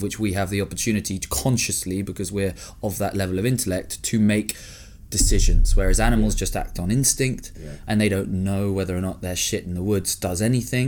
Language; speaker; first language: English; native; English